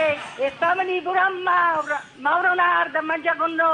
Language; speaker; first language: Italian; native; Italian